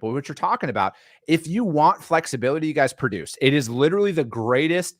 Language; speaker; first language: English; native; English